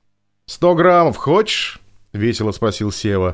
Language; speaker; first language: Russian; native; Russian